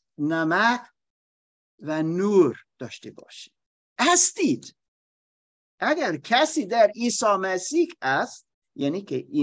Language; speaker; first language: Persian; non-native, learner; German